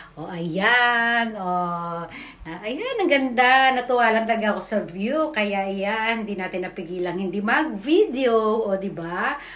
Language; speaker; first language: Filipino; native; Filipino